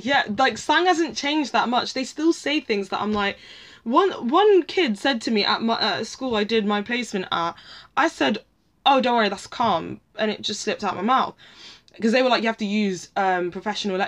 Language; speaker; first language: English; native; English